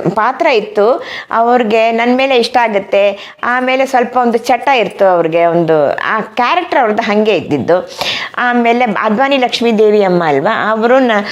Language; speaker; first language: Kannada; native; Kannada